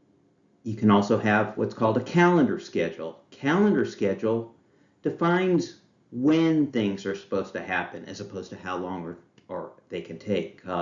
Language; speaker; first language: English; native; English